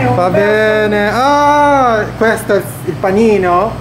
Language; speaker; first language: Italian; non-native, learner; English